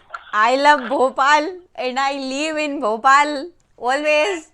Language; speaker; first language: English; non-native, learner; Hindi